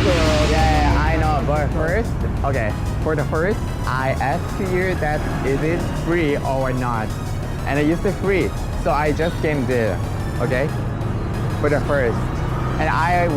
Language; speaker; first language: English; non-native, learner; Japanese